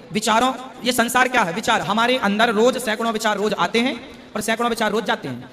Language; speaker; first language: Hindi; native; Hindi